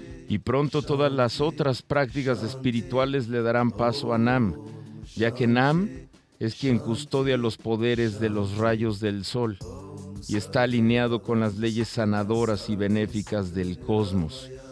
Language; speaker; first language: Spanish; native; Spanish